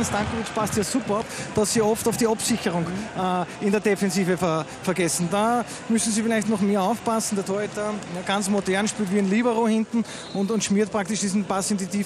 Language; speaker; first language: German; native; German